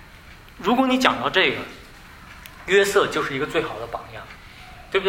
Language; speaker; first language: Chinese; native; Chinese